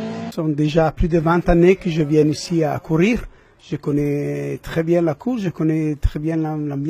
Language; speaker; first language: French; non-native, learner; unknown